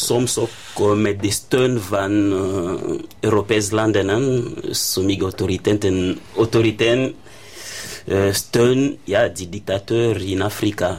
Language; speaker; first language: Dutch; non-native, learner; French